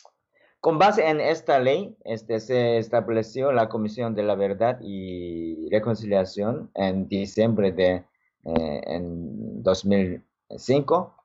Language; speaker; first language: Spanish; non-native, learner; Korean